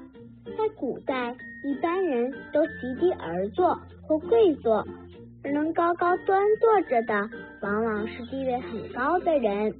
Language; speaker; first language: Chinese; native; Chinese